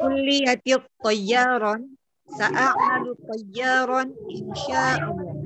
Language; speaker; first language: Arabic; non-native, learner; Indonesian